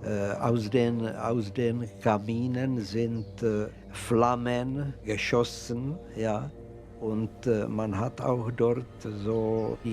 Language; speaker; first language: German; non-native, fluent; Czech